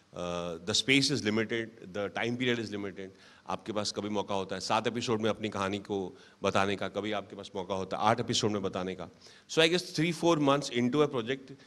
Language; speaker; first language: Hindi; native; Hindi